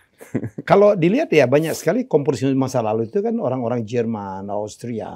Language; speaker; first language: Indonesian; native; Indonesian